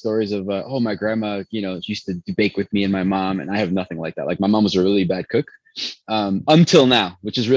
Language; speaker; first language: English; early bilingual, other home language; Spanish